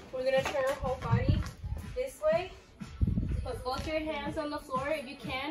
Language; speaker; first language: English; early bilingual, other home language; Spanish